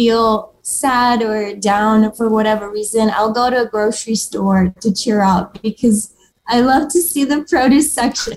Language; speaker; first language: English; early bilingual, other home language; Romanian